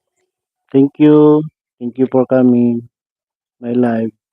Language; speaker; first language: English; non-native, learner; Bikol